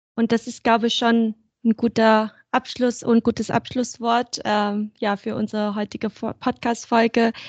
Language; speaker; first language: German; early bilingual, other home language; Vietnamese